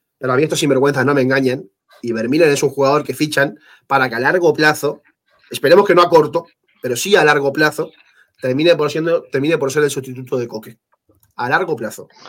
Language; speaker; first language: Spanish; native; Spanish